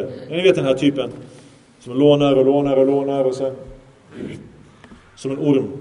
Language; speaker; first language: Swedish; early bilingual, other home language; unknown